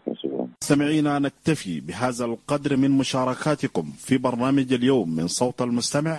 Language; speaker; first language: Arabic; native; Arabic